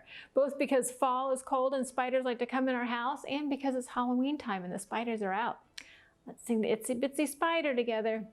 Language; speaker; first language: English; native; English